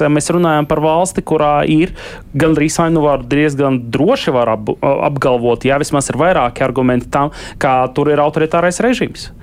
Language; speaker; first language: Latvian; non-native, local second language; Russian